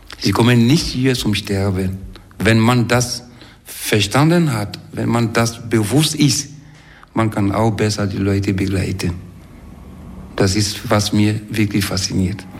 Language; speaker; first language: German; non-native, fluent; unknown